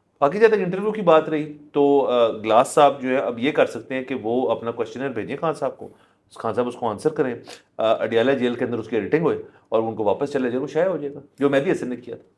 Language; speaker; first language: Urdu; native; Urdu